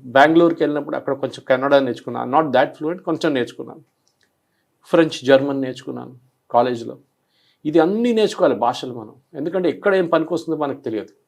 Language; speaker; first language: Telugu; non-native, local second language; Malayalam